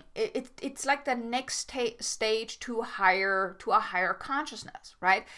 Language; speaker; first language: English; non-native, fluent; German